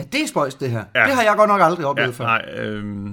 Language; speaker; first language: Danish; native; Danish